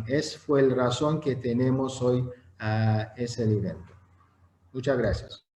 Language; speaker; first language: Spanish; non-native, fluent; Azerbaijani